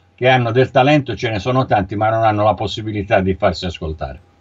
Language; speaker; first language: Italian; native; Italian